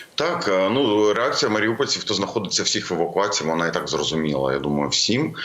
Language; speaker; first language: Ukrainian; native; Ukrainian